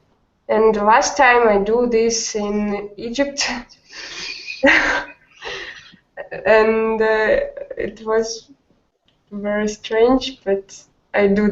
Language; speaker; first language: English; non-native, learner; Russian